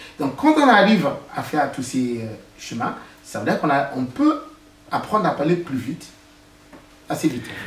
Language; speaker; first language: French; non-native, fluent; English